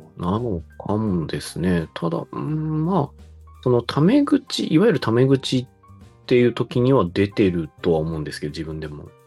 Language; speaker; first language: Japanese; native; Japanese